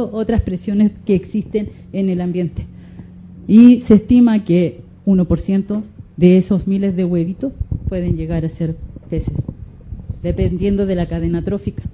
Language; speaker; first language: Spanish; native; Spanish